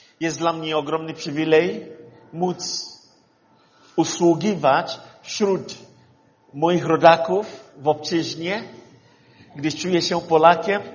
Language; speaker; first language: Polish; non-native, fluent; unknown